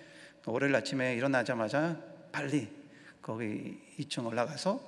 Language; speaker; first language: Korean; non-native, learner; Spanish